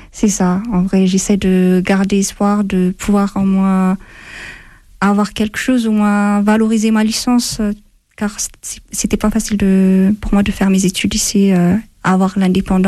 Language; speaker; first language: French; non-native, fluent; Amharic